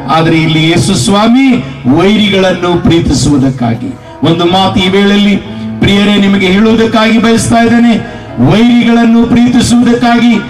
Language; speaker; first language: Kannada; non-native, local second language; Urdu